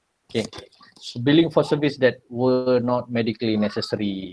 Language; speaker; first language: English; non-native, local second language; Malay